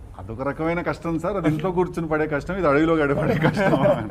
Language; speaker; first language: Telugu; native; Telugu